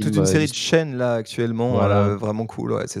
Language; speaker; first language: French; native; French